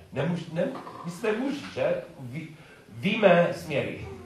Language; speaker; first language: Czech; non-native, learner; English